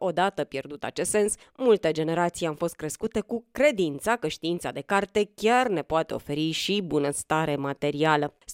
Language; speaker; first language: Romanian; native; Romanian